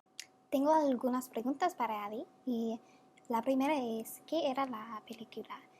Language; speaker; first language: Spanish; non-native, learner; English